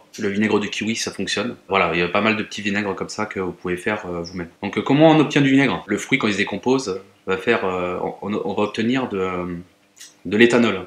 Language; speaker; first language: French; native; French